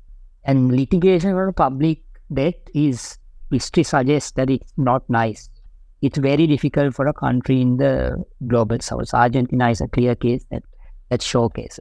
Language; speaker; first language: English; non-native, local second language; Sinhala